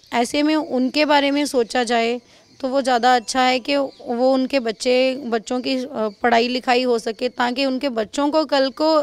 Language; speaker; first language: Hindi; non-native, local second language; Punjabi